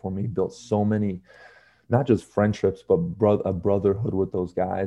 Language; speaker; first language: English; native; English